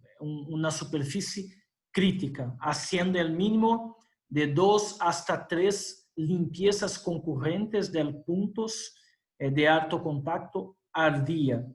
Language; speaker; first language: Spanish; non-native, fluent; Portuguese